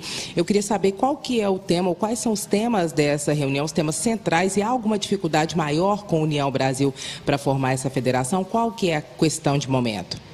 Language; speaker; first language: Portuguese; native; Portuguese